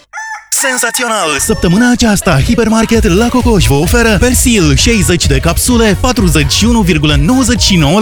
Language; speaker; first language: Romanian; native; Romanian